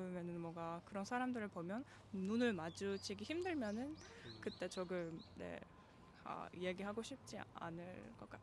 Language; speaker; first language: Korean; non-native, fluent; Georgian